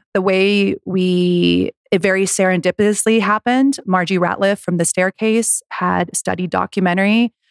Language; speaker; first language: English; native; English